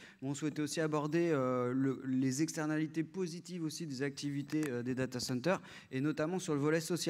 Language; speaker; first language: French; native; French